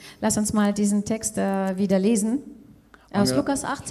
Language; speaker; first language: German; non-native, fluent; Russian